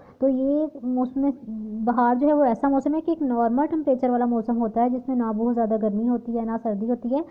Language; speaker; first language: Urdu; native; Urdu